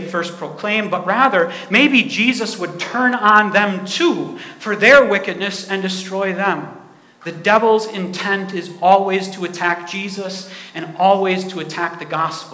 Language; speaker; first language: English; native; English